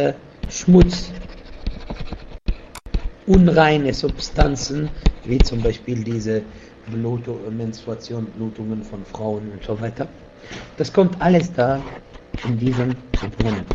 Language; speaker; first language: German; non-native, fluent; Arabic